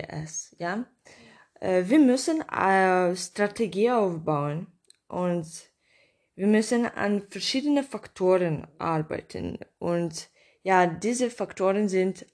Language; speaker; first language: German; non-native, learner; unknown